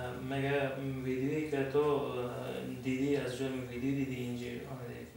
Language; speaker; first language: Persian; non-native, learner; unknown